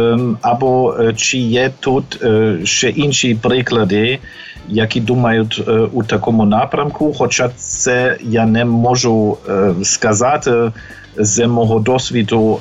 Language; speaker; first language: Ukrainian; non-native, fluent; German